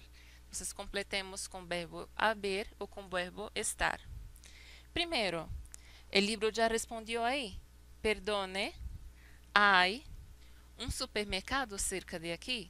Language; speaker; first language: Spanish; non-native, fluent; Portuguese